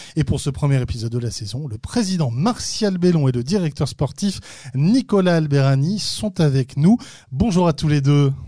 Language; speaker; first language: French; native; French